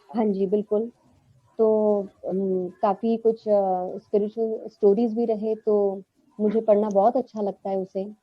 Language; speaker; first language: Hindi; non-native, local second language; Marathi